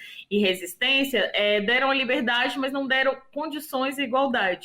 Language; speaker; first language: Portuguese; native; Portuguese